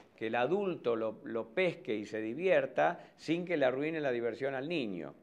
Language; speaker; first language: Spanish; native; Spanish